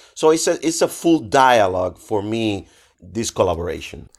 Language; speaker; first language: English; non-native, fluent; Spanish